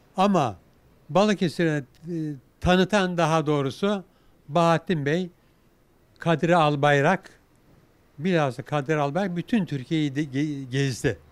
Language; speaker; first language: Turkish; native; Turkish